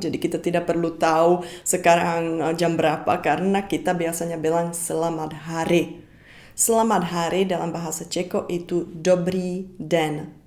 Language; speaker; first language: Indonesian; non-native, fluent; Czech